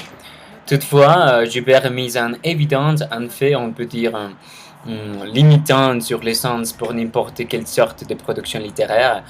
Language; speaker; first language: French; non-native, learner; Spanish